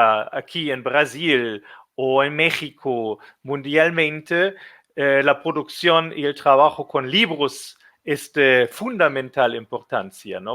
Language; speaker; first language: Spanish; non-native, fluent; German